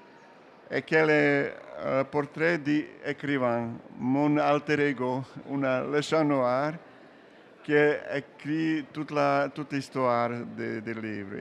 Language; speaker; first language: French; non-native, learner; Serbian